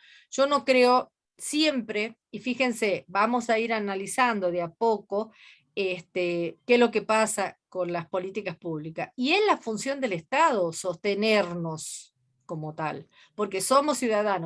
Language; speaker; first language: Spanish; native; Spanish